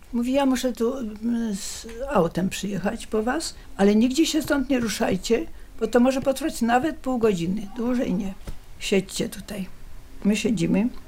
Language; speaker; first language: Polish; native; Polish